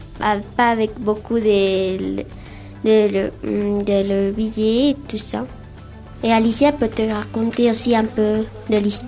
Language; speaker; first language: French; non-native, learner; Spanish